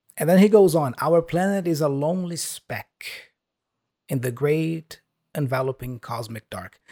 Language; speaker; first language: English; non-native, fluent; Portuguese